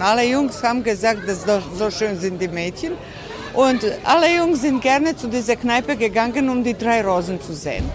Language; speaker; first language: German; early bilingual, heritage; German